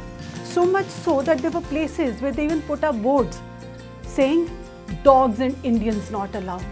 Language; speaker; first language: English; non-native, local second language; Hindi